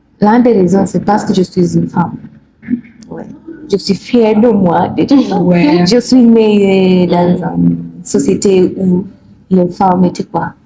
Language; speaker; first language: French; non-native, learner; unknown